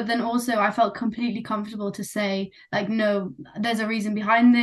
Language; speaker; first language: English; non-native, local second language; Nepali